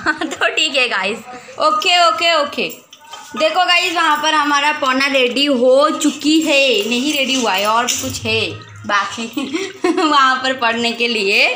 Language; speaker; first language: Hindi; non-native, local second language; Odia